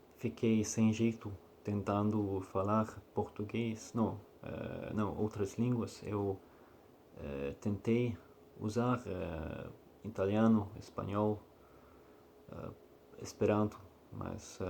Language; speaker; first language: Portuguese; non-native, learner; Russian